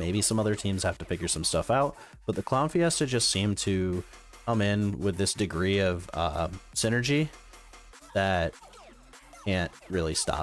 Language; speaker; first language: English; native; English